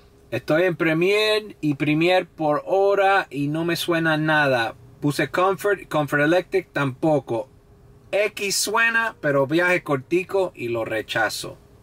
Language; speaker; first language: Spanish; early bilingual, heritage; Spanish